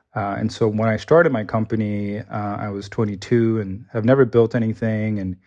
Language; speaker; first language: English; early bilingual, other home language; Chinese